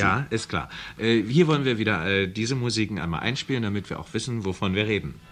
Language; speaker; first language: German; native; German